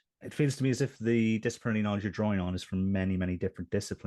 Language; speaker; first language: English; native; English